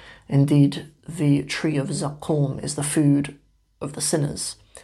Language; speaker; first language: English; native; English